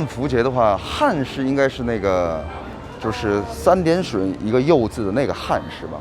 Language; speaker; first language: Chinese; non-native, fluent; Korean